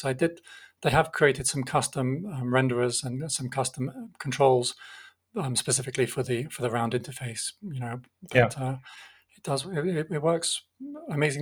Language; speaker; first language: English; native; English